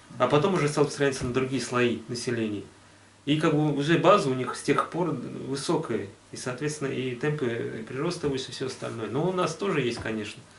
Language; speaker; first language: Russian; native; Russian